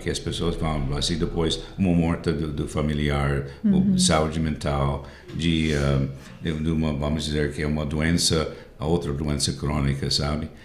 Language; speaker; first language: Portuguese; non-native, fluent; English